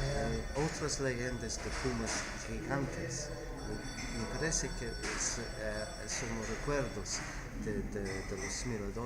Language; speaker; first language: Spanish; non-native, fluent; English